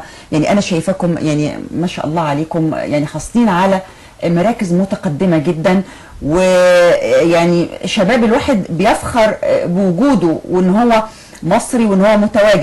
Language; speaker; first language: Arabic; native; Arabic